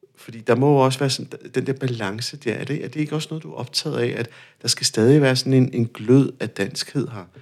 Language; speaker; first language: Danish; non-native, fluent; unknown